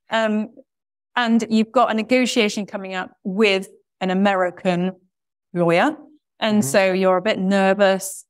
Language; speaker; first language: English; native; English